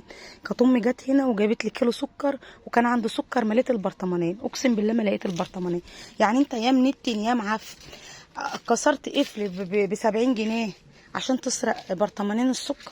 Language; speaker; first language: Arabic; native; Arabic